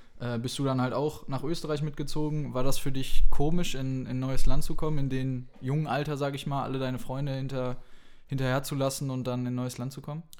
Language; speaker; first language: German; native; German